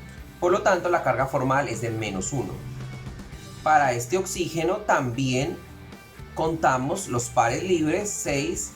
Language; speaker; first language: Spanish; native; Spanish